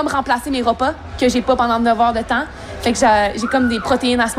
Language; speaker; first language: French; native; French